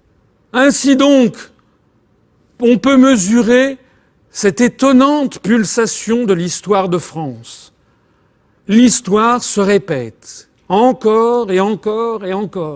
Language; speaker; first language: French; native; French